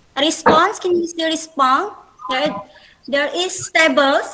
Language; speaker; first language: English; non-native, fluent; Indonesian